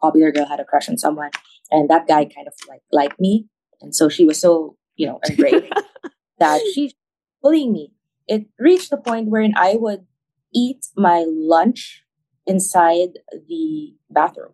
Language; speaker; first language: English; non-native, local second language; Filipino